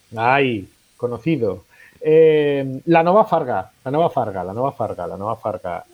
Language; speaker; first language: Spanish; non-native, local second language; Catalan